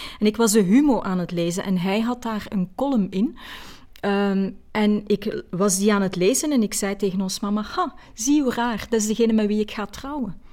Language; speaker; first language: Dutch; native; Dutch